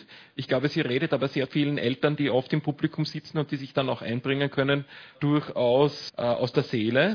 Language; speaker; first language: German; native; German